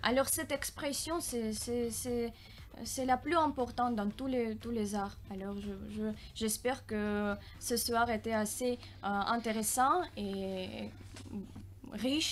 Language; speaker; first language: French; non-native, learner; Russian